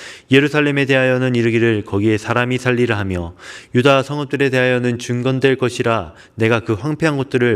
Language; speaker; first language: Korean; native; Korean